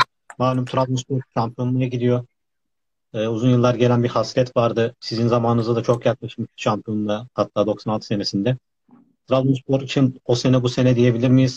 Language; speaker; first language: Turkish; native; Turkish